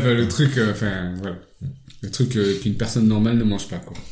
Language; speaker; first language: French; early bilingual, other home language; Lao